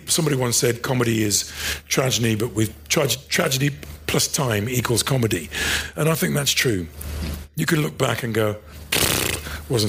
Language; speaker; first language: English; native; English